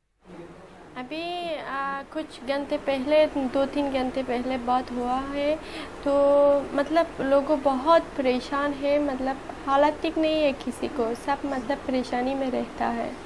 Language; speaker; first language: Hindi; non-native, learner; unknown